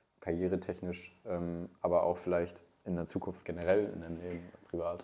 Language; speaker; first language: German; native; German